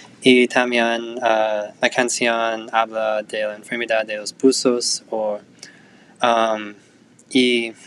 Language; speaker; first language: Spanish; non-native, learner; English